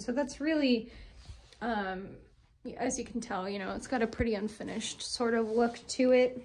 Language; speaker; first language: English; native; English